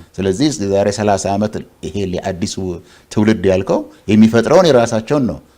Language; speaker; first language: Amharic; non-native, local second language; Oromo